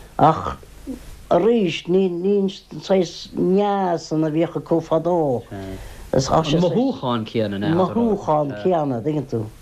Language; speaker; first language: Irish; native; Irish